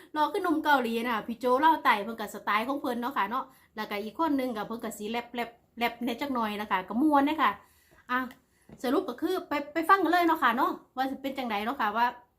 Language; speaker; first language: Thai; native; Thai